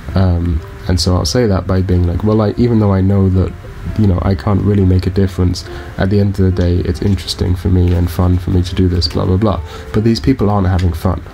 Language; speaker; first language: English; native; English